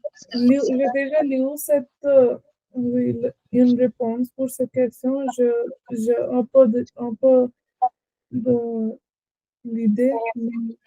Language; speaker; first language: French; non-native, learner; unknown